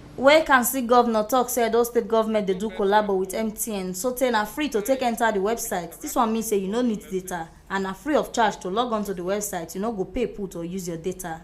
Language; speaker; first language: Nigerian Pidgin; native; Nigerian Pidgin